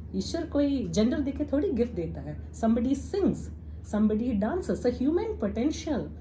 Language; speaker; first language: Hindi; non-native, local second language; Malayalam